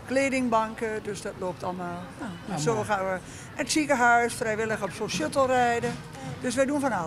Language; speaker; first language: Dutch; native; Dutch